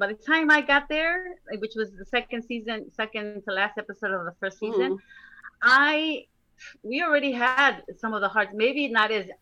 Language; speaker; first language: English; early bilingual, other home language; Spanish